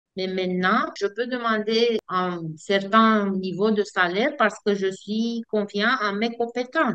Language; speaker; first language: French; non-native, fluent; Romanian